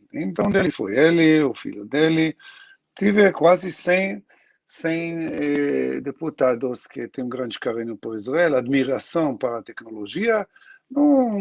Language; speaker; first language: Portuguese; non-native, learner; Hebrew